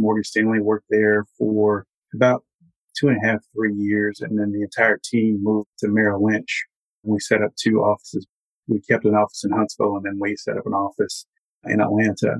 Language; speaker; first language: English; native; English